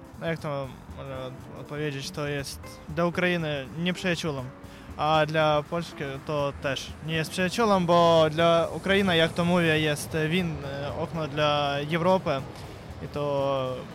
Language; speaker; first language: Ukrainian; non-native, learner; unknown